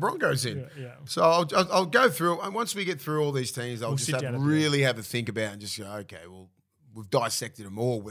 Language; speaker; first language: English; native; English